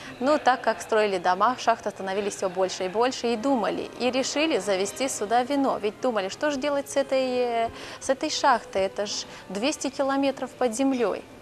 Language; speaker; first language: Russian; non-native, local second language; Romanian